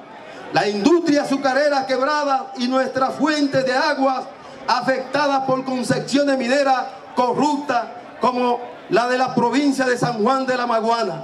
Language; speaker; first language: Spanish; native; Spanish